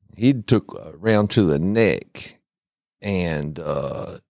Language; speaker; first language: English; native; English